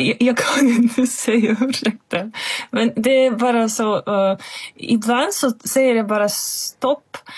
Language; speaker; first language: Swedish; non-native, fluent; Russian